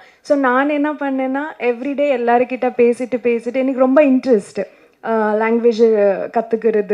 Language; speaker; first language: Tamil; non-native, learner; Kannada